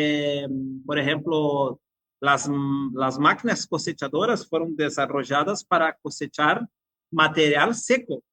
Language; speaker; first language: Spanish; non-native, fluent; Portuguese